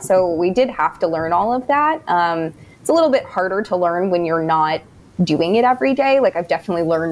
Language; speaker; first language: English; native; English